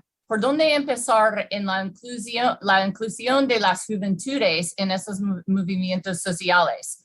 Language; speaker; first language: Spanish; non-native, fluent; English